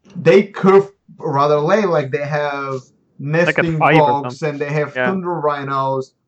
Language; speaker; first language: English; non-native, fluent; Bulgarian